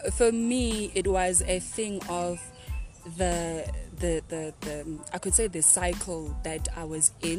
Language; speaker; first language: English; non-native, local second language; Xhosa